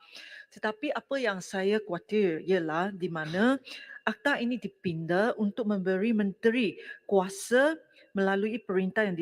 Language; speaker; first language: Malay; non-native, local second language; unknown